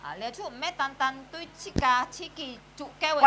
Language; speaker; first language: Chinese; early bilingual, heritage; Hakka Chinese